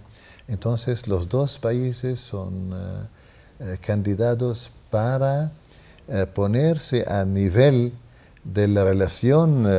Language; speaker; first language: Spanish; non-native, fluent; Arabic